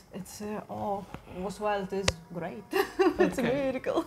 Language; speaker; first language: English; non-native, learner; Russian